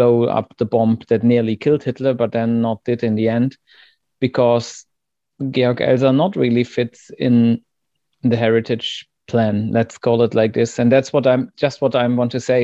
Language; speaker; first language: English; non-native, fluent; German